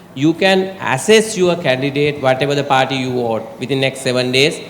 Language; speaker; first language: English; non-native, local second language; Sinhala